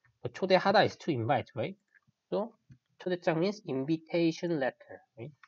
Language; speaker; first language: English; non-native, fluent; Korean